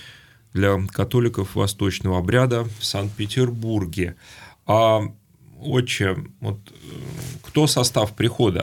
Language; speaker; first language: Russian; native; Russian